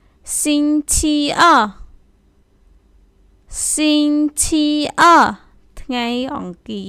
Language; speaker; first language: Chinese; non-native, fluent; Khmer